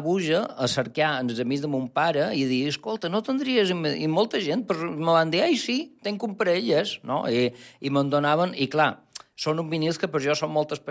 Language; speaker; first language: Catalan; non-native, local second language; Spanish